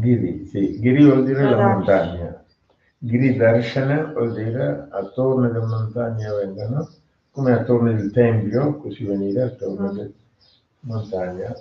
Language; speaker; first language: Italian; non-native, fluent; Tamil